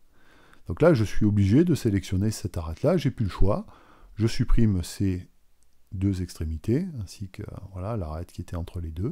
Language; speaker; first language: French; native; French